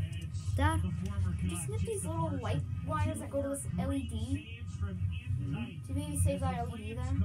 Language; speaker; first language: English; native; English